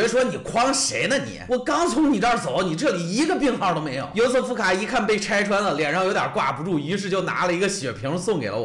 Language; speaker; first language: Chinese; native; Chinese